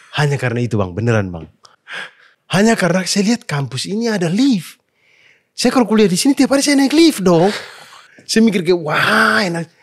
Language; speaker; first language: Indonesian; native; Indonesian